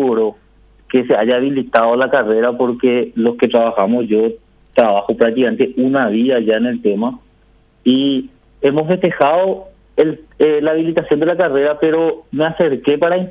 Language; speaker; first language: Spanish; native; Spanish